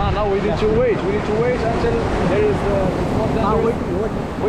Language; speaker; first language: English; non-native, learner; French